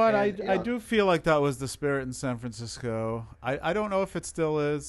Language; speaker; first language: English; early bilingual, other home language; Hebrew